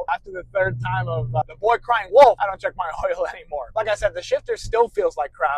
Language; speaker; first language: English; native; English